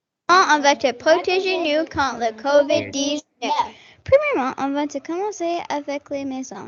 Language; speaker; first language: French; non-native, learner; English